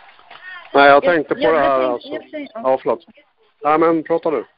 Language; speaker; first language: Swedish; native; Swedish